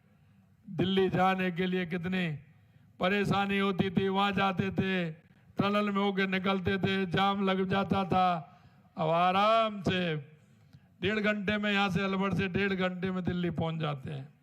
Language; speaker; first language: Hindi; native; Hindi